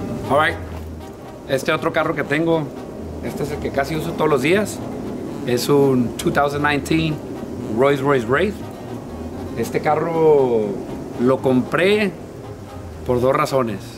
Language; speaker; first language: Spanish; early bilingual, heritage; Spanish